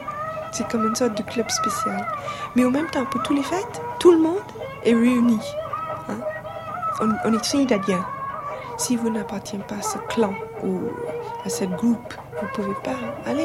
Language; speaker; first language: French; non-native, fluent; English